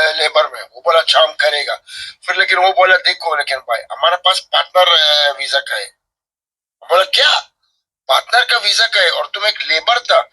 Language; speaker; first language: Hindi; non-native, learner; Arabic